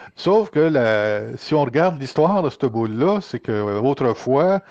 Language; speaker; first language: French; native; French